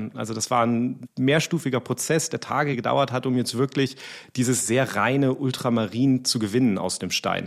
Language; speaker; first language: German; native; German